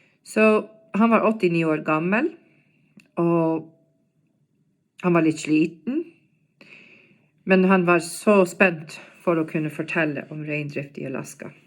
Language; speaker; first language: Norwegian; non-native, fluent; English